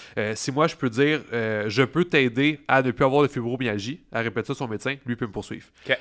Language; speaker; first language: French; native; French